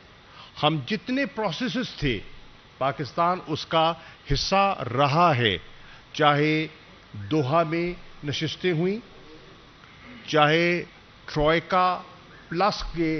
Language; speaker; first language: Urdu; non-native, local second language; Saraiki